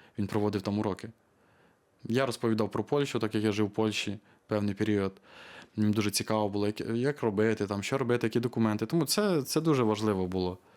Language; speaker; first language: Ukrainian; native; Ukrainian